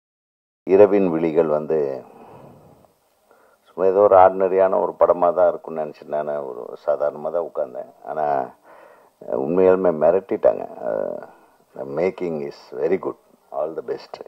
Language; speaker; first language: Tamil; native; Tamil